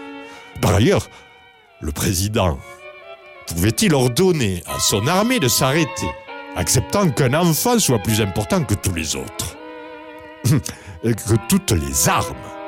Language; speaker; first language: French; native; French